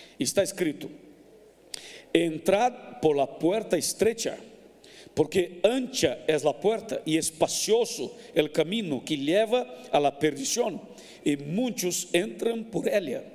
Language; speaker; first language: Spanish; non-native, fluent; Portuguese